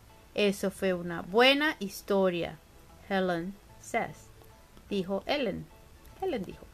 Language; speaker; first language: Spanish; early bilingual, heritage; Spanish